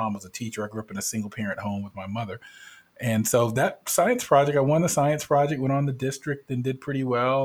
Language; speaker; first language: English; native; English